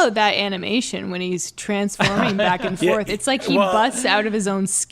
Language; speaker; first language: English; native; English